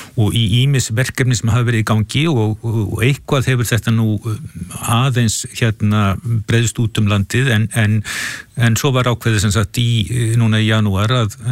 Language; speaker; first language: Icelandic; native; Icelandic